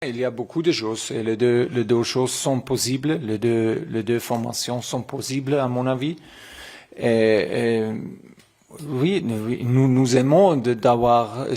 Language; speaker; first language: French; non-native, learner; German